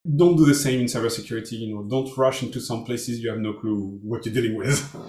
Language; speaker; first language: English; non-native, fluent; French